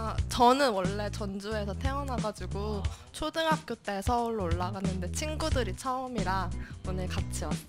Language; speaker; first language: Korean; native; Korean